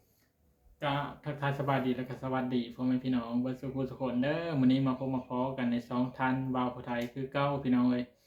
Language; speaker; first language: Thai; non-native, local second language; Northeastern Thai